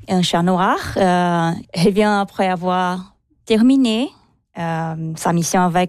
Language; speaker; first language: French; non-native, learner; Portuguese